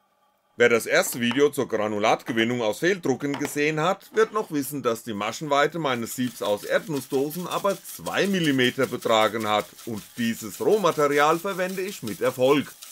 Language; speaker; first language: German; native; German